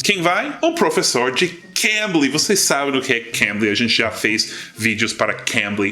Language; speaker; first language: Portuguese; non-native, fluent; English